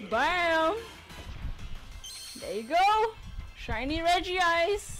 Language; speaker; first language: English; native; English